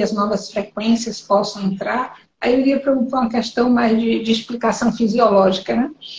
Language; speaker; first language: Portuguese; native; Portuguese